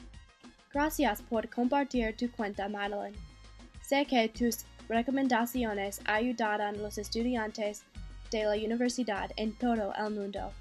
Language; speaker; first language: Spanish; non-native, learner; English